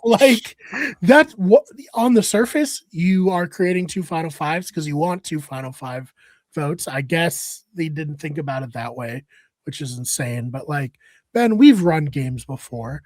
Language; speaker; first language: English; native; English